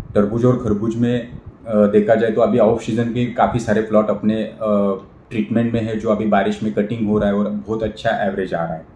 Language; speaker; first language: Hindi; non-native, local second language; Marathi